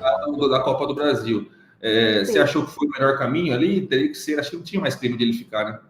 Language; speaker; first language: Portuguese; native; Portuguese